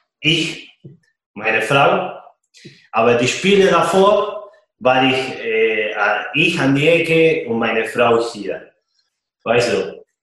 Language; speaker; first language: German; non-native, fluent; Spanish